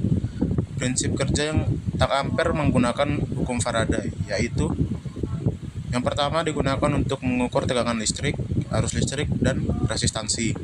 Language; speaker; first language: Indonesian; native; Indonesian